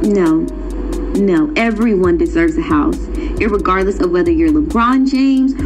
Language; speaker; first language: English; native; English